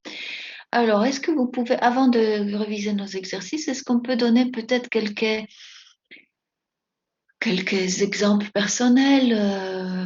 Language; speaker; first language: French; non-native, fluent; Spanish